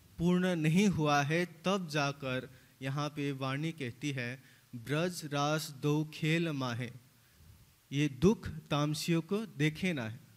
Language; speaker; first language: Hindi; native; Hindi